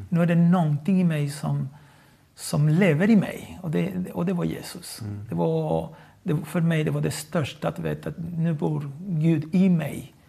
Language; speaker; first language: Swedish; non-native, fluent; Spanish